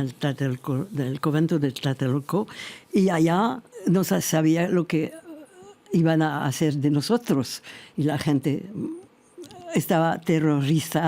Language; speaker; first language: Spanish; non-native, fluent; French